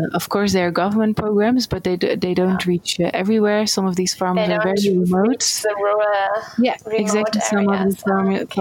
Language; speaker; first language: English; non-native, fluent; Dutch